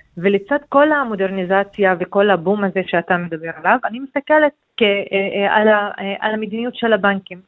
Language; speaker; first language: Hebrew; non-native, local second language; Arabic